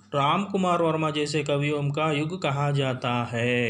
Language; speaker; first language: Hindi; non-native, local second language; Telugu